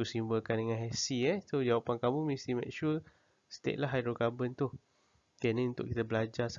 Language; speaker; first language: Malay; native; Malay